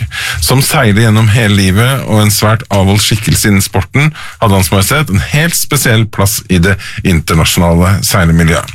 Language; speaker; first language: Norwegian; native; Norwegian